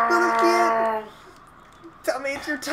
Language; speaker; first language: English; native; English